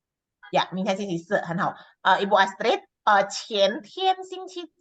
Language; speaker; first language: Chinese; non-native, fluent; Indonesian